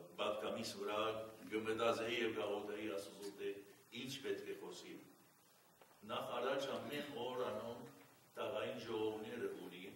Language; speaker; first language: Armenian; early bilingual, heritage; Armenian